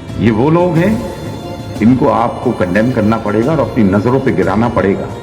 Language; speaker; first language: Urdu; native; Urdu